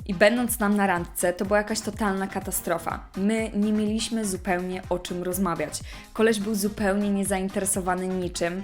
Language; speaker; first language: Polish; native; Polish